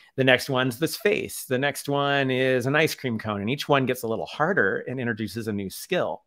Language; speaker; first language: English; native; English